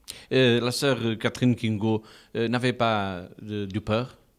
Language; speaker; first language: French; non-native, learner; Portuguese